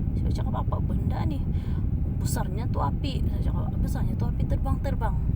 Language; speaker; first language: Malay; native; Malay